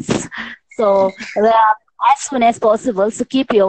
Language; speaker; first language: English; non-native, local second language; Hindi